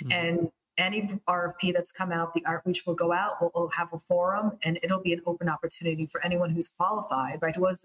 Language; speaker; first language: English; early bilingual, other home language; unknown